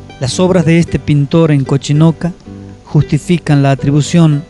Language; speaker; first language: Spanish; native; Spanish